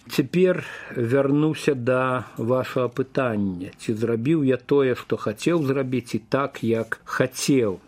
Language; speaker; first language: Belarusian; native; Belarusian